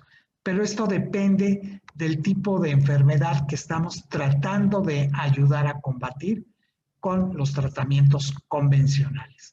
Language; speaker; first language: Spanish; native; Spanish